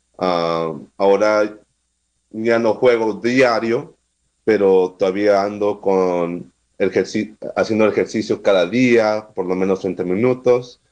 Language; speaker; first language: Spanish; non-native, fluent; English